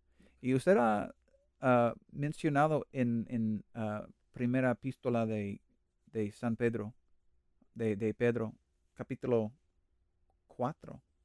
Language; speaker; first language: Spanish; non-native, learner; English